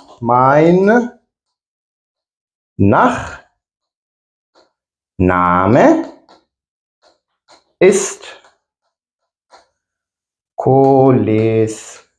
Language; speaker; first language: German; non-native, fluent; Ukrainian